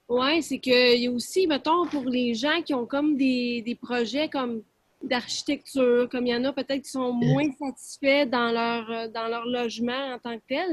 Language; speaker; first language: French; native; French